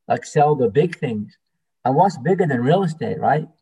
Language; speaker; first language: English; native; English